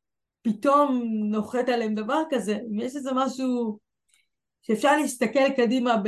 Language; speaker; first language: Hebrew; native; Hebrew